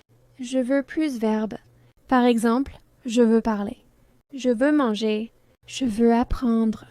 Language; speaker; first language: French; non-native, fluent; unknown